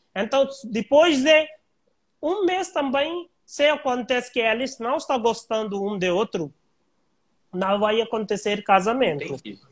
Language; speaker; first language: Portuguese; non-native, learner; Hindi